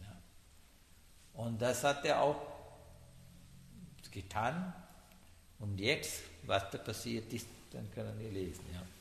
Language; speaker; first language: German; non-native, learner; Sinhala